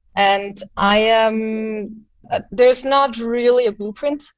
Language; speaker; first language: English; non-native, fluent; German